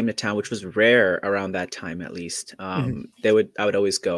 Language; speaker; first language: English; native; English